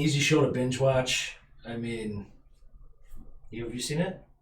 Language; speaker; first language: English; native; English